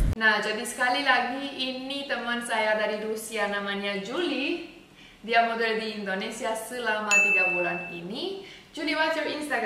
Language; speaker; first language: Indonesian; non-native, fluent; Romanian